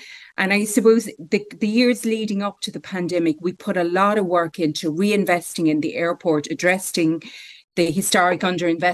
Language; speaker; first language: English; native; English